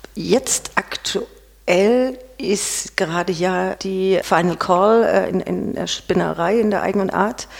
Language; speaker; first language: German; native; German